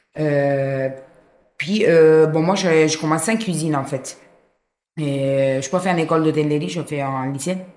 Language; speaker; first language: French; non-native, fluent; Italian